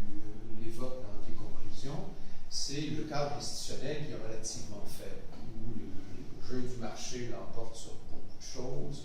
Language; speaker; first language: French; native; French